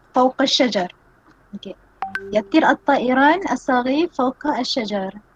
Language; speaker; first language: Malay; native; Malay